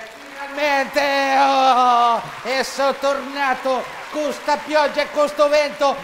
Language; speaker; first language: Italian; native; Italian